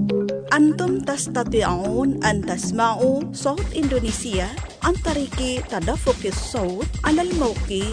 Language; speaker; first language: Arabic; non-native, fluent; Indonesian